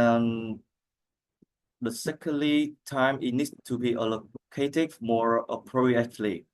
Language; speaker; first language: English; non-native, learner; Vietnamese